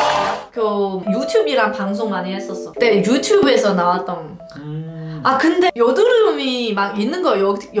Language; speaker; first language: Korean; non-native, fluent; Cantonese